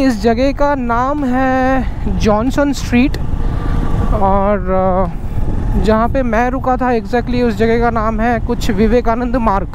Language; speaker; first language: Hindi; native; Hindi